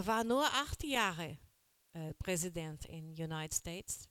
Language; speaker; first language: German; non-native, learner; Portuguese